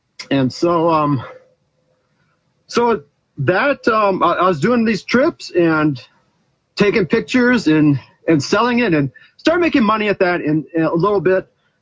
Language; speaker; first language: English; native; English